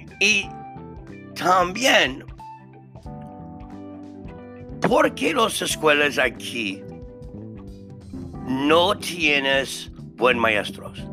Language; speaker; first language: Spanish; non-native, learner; English